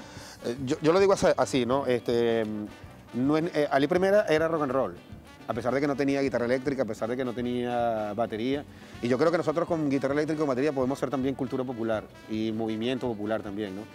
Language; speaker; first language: Spanish; native; Spanish